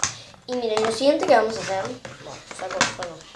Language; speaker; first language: Spanish; native; Spanish